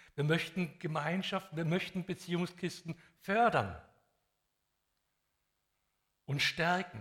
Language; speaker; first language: German; native; German